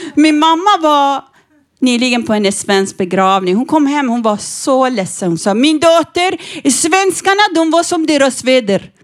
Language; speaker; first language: Swedish; non-native, fluent; Persian